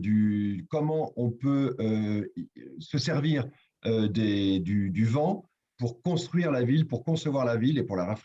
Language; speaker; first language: French; native; French